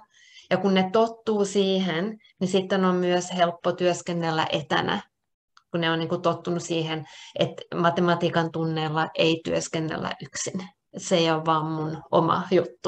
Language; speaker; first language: Finnish; non-native, local second language; Swedish